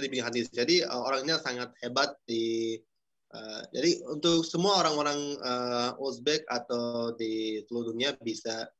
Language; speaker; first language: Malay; non-native, fluent; Uzbek